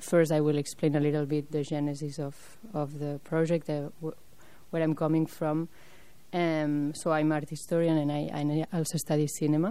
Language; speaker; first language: English; non-native, fluent; French